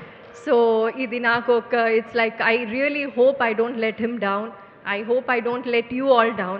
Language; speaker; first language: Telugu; non-native, local second language; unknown